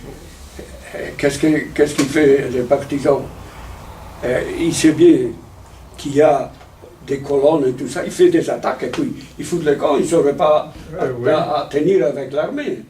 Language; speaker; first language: French; non-native, fluent; Italian